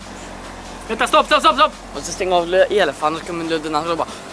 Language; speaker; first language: Swedish; native; Swedish